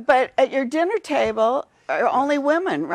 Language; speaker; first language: English; native; English